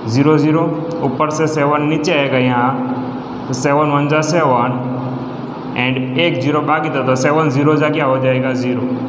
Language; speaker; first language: Hindi; non-native, local second language; Gujarati